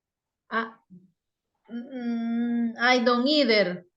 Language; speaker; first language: English; non-native, learner; Spanish